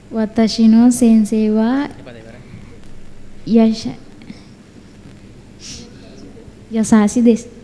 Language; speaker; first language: Japanese; non-native, learner; Sinhala